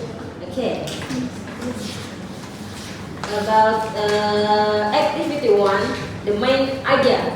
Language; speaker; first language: English; non-native, learner; Indonesian